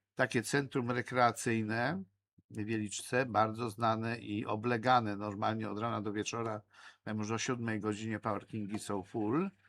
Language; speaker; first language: Polish; native; Polish